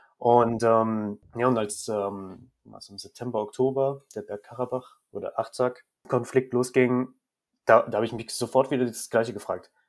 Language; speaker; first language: German; native; German